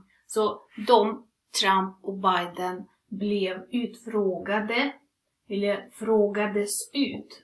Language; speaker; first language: Swedish; non-native, fluent; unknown